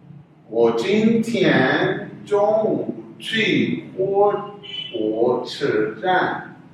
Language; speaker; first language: Chinese; non-native, fluent; Urdu